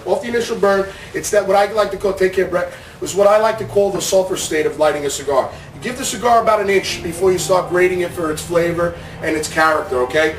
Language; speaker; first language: English; native; English